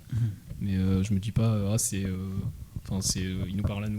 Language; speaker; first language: French; native; French